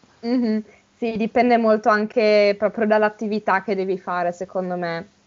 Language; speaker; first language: Italian; native; Italian